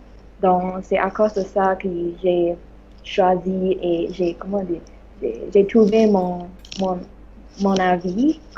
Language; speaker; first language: French; non-native, learner; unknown